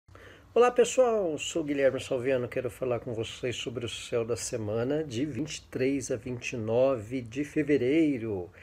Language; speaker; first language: Portuguese; native; Portuguese